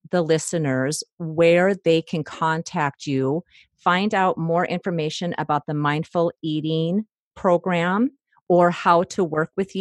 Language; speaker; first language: English; native; English